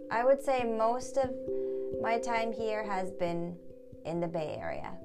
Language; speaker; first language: English; early bilingual, other home language; German